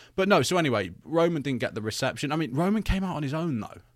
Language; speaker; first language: English; native; English